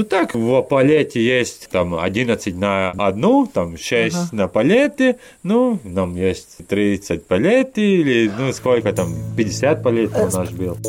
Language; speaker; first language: Russian; non-native, learner; Latvian